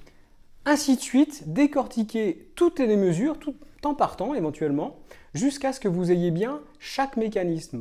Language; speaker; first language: French; native; French